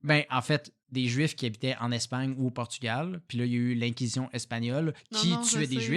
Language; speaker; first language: French; native; French